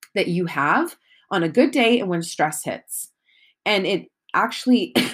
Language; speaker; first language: English; native; English